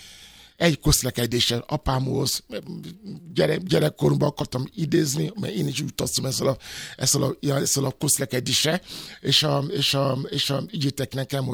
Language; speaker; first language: Hungarian; non-native, fluent; Yoruba